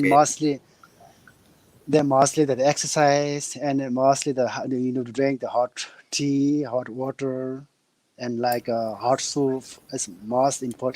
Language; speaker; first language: English; non-native, learner; Nepali